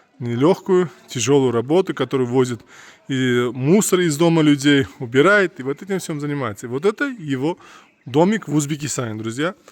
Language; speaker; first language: Russian; non-native, local second language; Uzbek